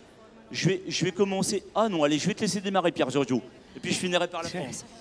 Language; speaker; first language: French; native; French